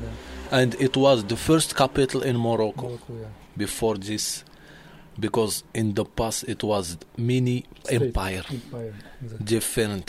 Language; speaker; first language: English; non-native, learner; Arabic